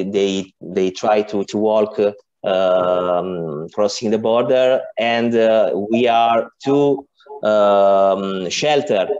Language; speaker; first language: English; non-native, learner; Italian